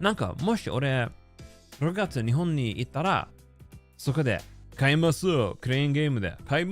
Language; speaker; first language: Japanese; non-native, learner; English